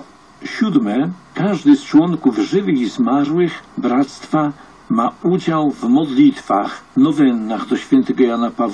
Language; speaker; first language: Polish; native; Polish